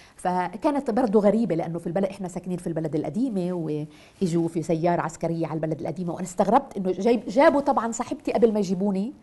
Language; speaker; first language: Arabic; native; Arabic